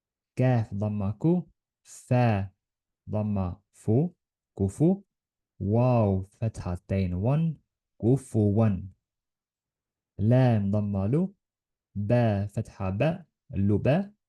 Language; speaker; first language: Arabic; non-native, learner; Estonian